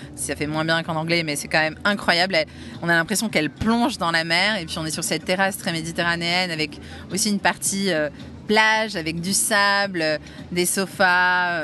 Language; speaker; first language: French; native; French